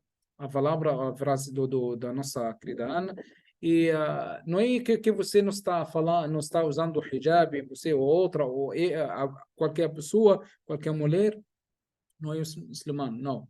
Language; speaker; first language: Portuguese; non-native, fluent; Arabic